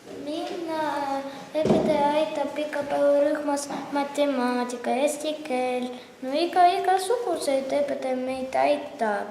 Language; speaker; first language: Estonian; non-native, local second language; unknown